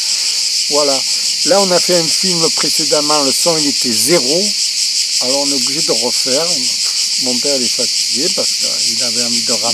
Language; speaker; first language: French; native; French